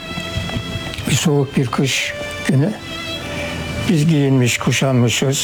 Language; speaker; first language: Turkish; native; Turkish